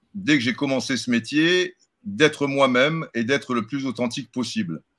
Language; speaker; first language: French; native; French